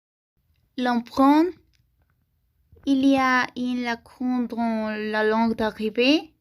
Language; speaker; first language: French; non-native, learner; Spanish